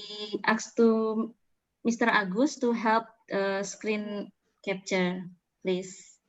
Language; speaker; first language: English; non-native, learner; Indonesian